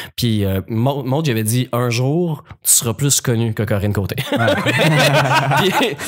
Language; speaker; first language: French; native; French